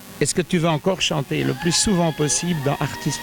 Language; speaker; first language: French; native; French